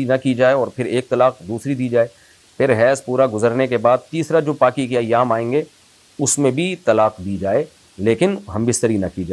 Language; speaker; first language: Urdu; native; Urdu